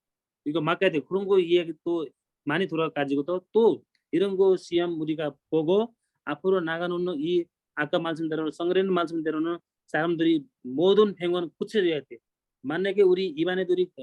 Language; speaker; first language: Korean; non-native, learner; Nepali